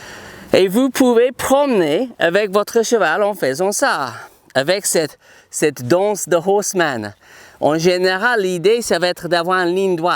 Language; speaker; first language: French; non-native, fluent; English